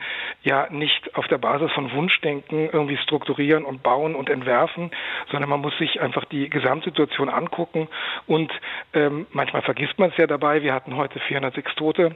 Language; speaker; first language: German; native; German